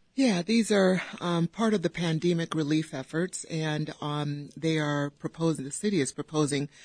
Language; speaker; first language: English; native; English